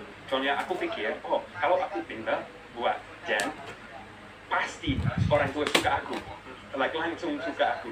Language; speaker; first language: Indonesian; non-native, learner; English